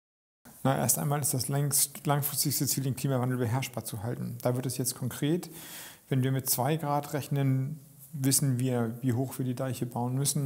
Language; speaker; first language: German; native; German